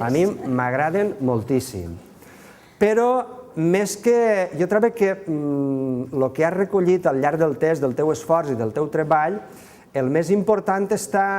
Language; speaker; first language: Catalan; native; Catalan